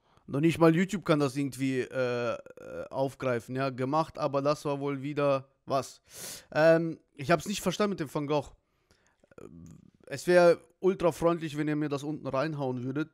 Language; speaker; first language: German; native; German